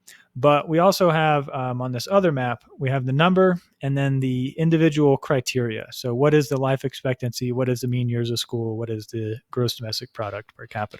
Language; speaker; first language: English; native; English